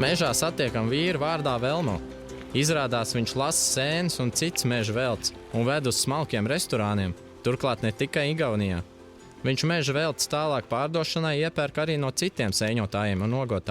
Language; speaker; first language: Latvian; native; Latvian